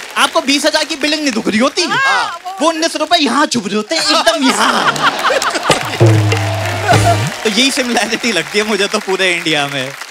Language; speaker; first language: Hindi; native; Hindi